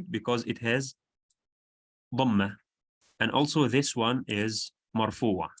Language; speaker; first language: English; non-native, fluent; Arabic